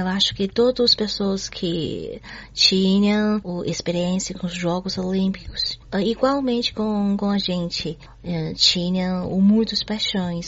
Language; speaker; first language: Portuguese; non-native, learner; Chinese